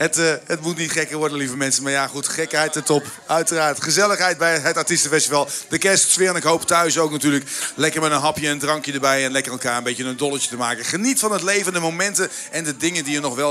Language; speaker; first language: Dutch; native; Dutch